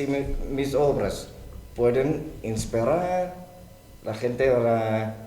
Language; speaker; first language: Spanish; non-native, learner; Thai